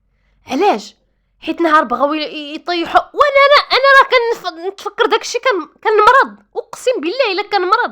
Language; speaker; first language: Arabic; native; Arabic